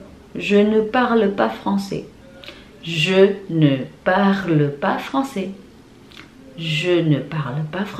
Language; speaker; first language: French; non-native, fluent; Indonesian